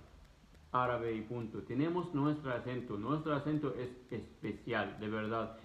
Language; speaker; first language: Spanish; non-native, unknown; Arabic